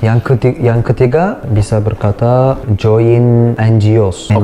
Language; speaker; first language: Indonesian; non-native, learner; Turkish